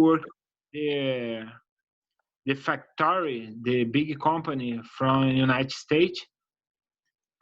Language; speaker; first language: English; non-native, learner; Portuguese